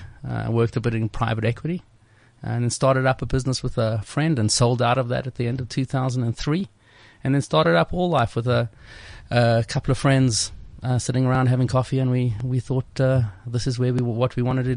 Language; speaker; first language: English; native; English